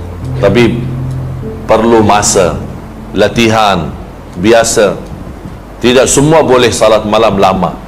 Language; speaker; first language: Indonesian; non-native, fluent; Arabic